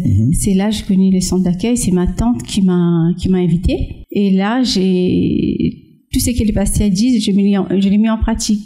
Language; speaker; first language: French; non-native, fluent; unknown